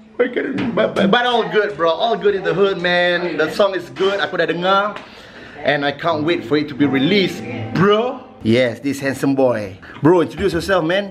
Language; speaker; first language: English; non-native, local second language; Malay